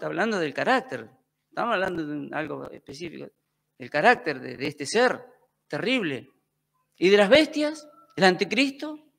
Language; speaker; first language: Spanish; native; Spanish